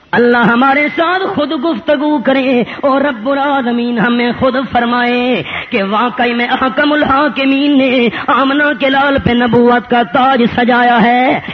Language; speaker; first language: Urdu; non-native, local second language; Punjabi